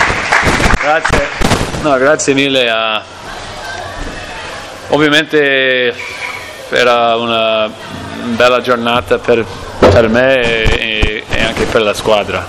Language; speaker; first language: Italian; non-native, learner; English